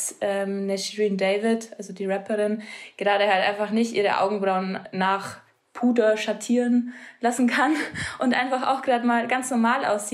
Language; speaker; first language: German; native; German